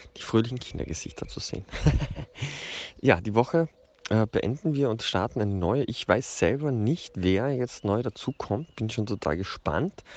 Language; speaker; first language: German; native; German